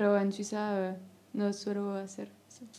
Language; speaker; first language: Spanish; non-native, learner; French